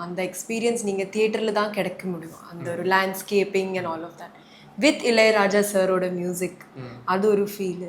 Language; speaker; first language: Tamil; early bilingual, heritage; Tamil